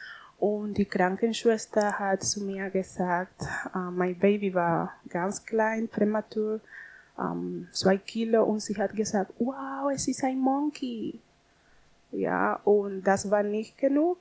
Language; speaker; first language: German; non-native, learner; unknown